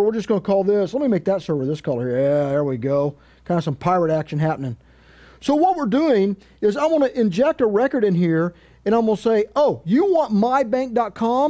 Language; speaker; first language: English; native; English